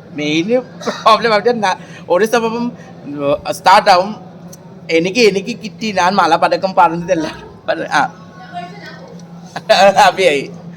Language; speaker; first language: Malayalam; non-native, local second language; Assamese